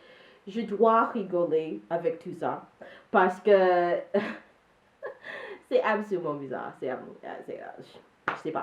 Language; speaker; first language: French; non-native, learner; English